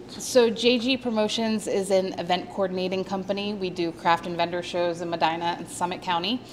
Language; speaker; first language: English; native; English